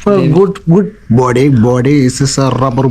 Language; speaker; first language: English; non-native, learner; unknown